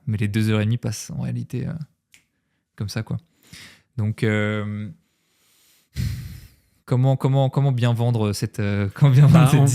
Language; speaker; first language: French; native; French